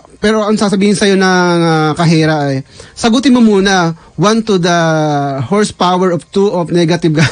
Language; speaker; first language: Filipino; native; Filipino